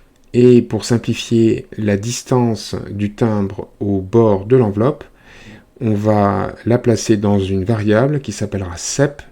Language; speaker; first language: French; native; French